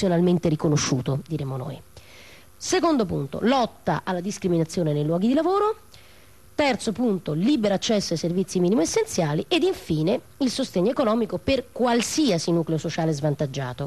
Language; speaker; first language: Italian; native; Italian